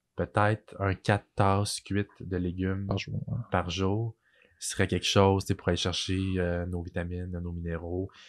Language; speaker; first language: French; native; French